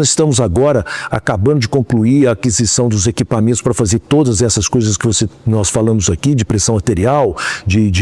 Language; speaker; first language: Portuguese; native; Portuguese